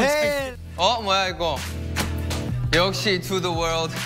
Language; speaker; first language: Korean; non-native, fluent; Thai